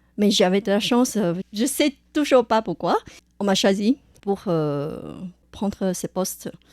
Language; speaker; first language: French; non-native, fluent; Chinese